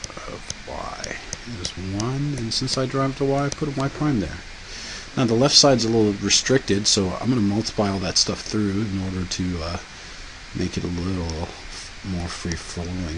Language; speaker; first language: English; native; English